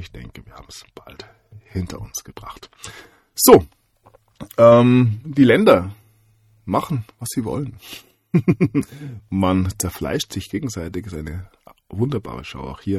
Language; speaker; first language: German; native; German